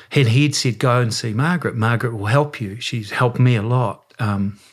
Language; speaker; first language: English; native; English